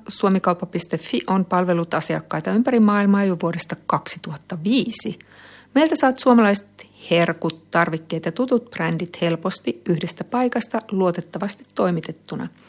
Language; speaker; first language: Finnish; native; Finnish